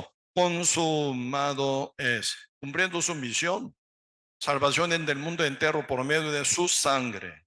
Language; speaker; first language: Spanish; non-native, learner; Korean